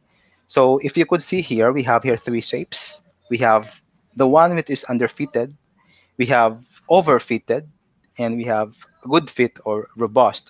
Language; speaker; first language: English; non-native, local second language; Cebuano